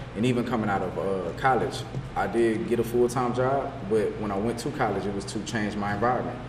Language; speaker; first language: English; native; English